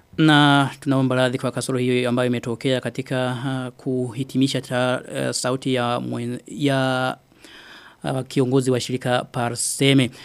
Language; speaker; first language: Swahili; non-native, local second language; Rundi